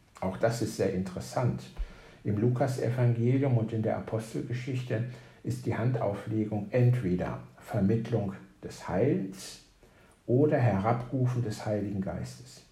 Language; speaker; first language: German; native; German